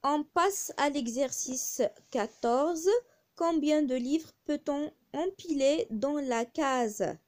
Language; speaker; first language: French; non-native, local second language; Arabic